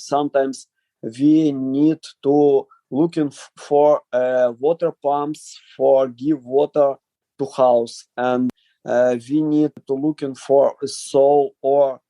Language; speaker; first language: English; non-native, learner; Ukrainian